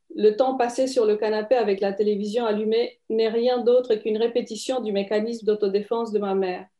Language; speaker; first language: French; non-native, fluent; Romanian